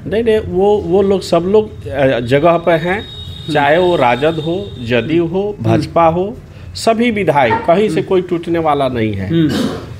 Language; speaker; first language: Hindi; native; Hindi